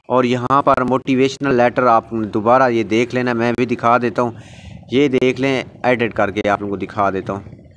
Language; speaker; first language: Urdu; native; Urdu